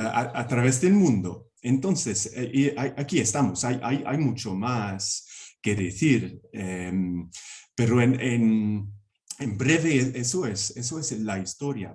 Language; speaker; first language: Spanish; non-native, fluent; English